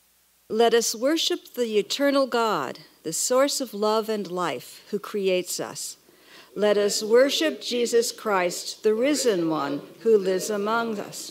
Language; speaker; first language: English; native; English